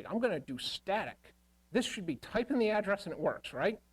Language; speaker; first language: English; native; English